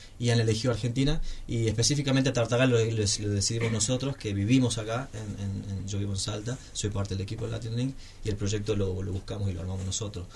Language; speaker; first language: Spanish; native; Spanish